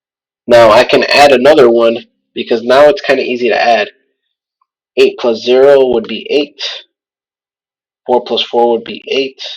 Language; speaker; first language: English; native; English